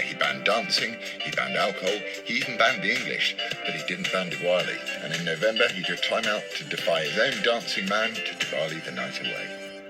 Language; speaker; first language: English; native; English